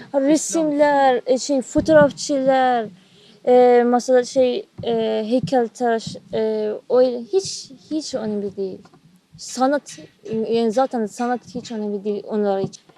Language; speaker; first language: Turkish; non-native, learner; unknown